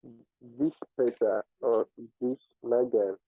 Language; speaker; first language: German; non-native, learner; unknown